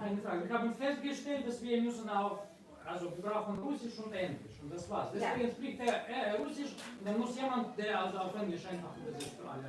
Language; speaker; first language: German; non-native, fluent; Russian